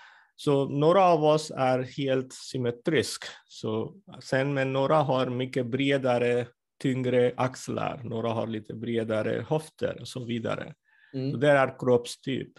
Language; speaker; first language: Swedish; non-native, fluent; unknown